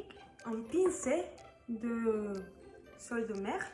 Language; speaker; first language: French; non-native, learner; Spanish